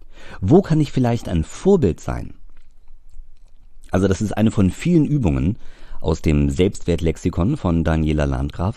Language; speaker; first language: German; native; German